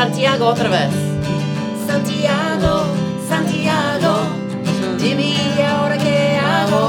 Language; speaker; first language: Spanish; non-native, fluent; English